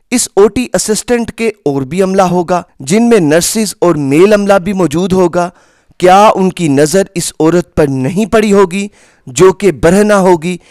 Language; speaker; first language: Urdu; non-native, local second language; Punjabi